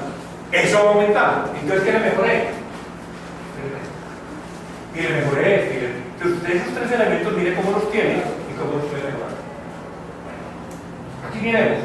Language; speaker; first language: Spanish; native; Spanish